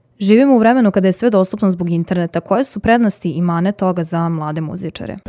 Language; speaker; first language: Serbian; native; Serbian